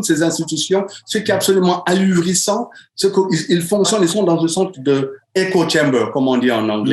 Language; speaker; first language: French; native; French